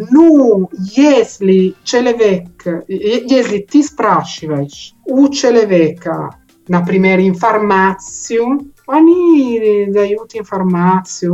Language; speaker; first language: Russian; non-native, learner; Italian